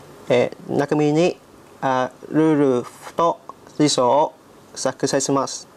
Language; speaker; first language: Japanese; non-native, learner; Vietnamese